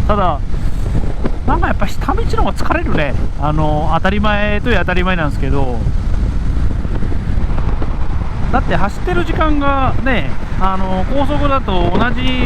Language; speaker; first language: Japanese; native; Japanese